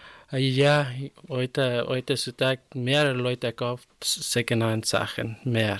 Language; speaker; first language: German; non-native, learner; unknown